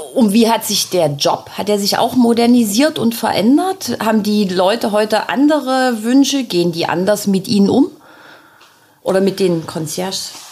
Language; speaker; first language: German; native; German